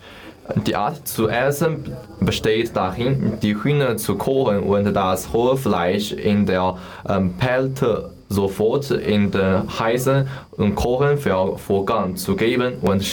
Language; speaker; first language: German; non-native, learner; Chinese